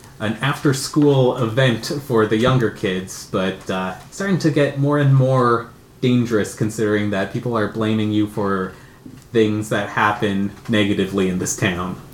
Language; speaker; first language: English; native; English